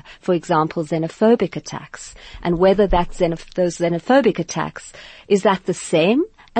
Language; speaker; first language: English; native; English